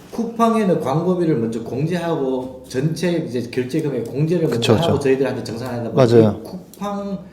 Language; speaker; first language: Korean; early bilingual, heritage; Korean